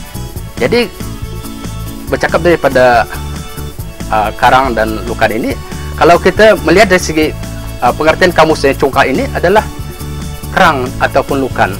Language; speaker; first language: Malay; native; Malay